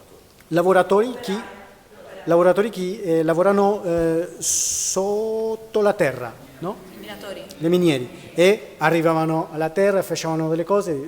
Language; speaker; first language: Italian; non-native, learner; Spanish